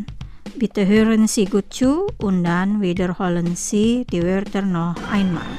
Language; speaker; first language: German; non-native, fluent; Indonesian